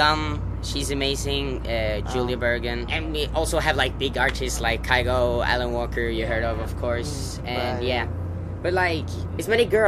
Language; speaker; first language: English; non-native, fluent; Norwegian